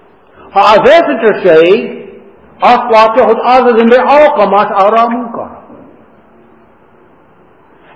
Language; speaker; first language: Hungarian; non-native, fluent; English